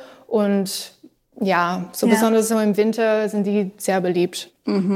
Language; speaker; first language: German; non-native, learner; English